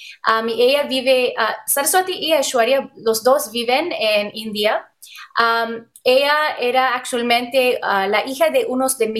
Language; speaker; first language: Spanish; non-native, learner; English